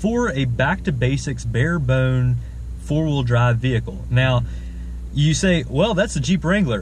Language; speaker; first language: English; native; English